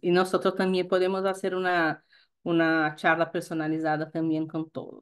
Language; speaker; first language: Spanish; non-native, fluent; Portuguese